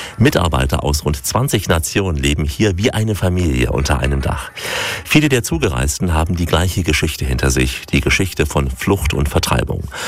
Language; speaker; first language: German; native; German